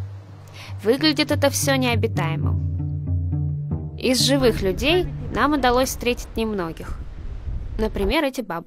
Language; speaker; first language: Russian; native; Russian